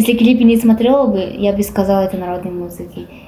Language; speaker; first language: Russian; non-native, learner; Japanese